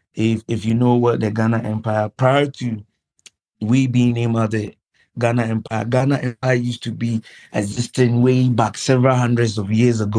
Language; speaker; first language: English; non-native, local second language; Akan